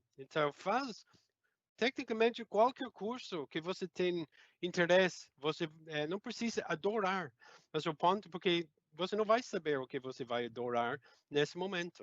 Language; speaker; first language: Portuguese; non-native, fluent; English